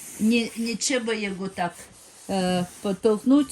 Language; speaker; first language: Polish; non-native, learner; Ukrainian